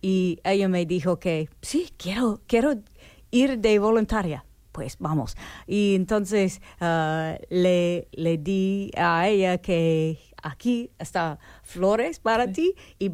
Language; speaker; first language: Spanish; non-native, learner; English